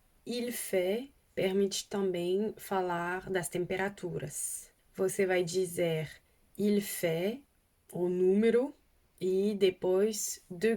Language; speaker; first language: Portuguese; non-native, fluent; French